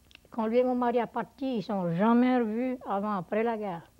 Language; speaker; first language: French; early bilingual, heritage; French